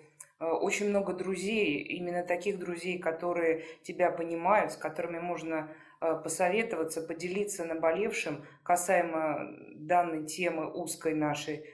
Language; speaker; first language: Russian; native; Russian